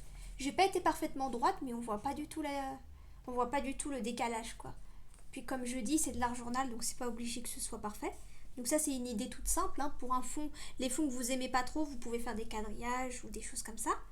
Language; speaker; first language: French; native; French